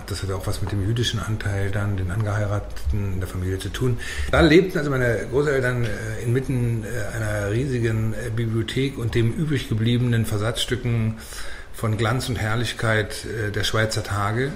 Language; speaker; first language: German; native; German